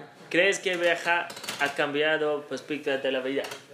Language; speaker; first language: Spanish; non-native, learner; English